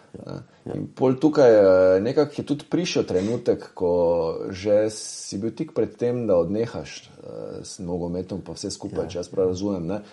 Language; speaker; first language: Slovenian; native; Slovenian